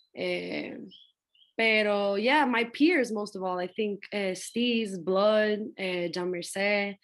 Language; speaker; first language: Spanish; native; Spanish